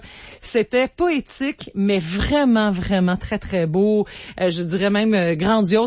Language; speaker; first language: French; native; French